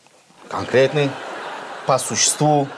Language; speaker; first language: Russian; non-native, local second language; Crimean Tatar